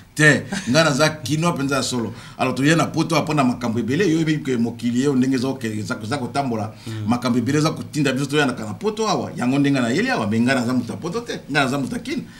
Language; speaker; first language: French; non-native, local second language; Kongo